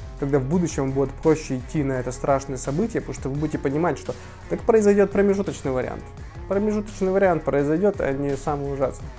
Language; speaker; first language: Russian; native; Russian